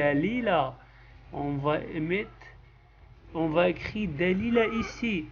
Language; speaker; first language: French; non-native, local second language; Arabic